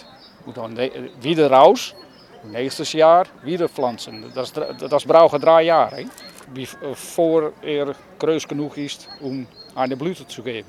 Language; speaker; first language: German; non-native, learner; Dutch